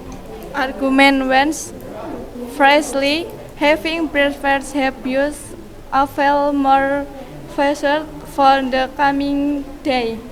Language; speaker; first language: English; non-native, learner; Indonesian